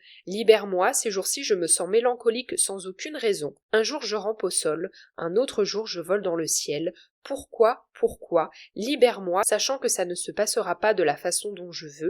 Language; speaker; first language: French; native; French